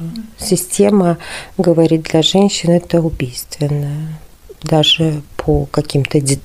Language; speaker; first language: Russian; native; Russian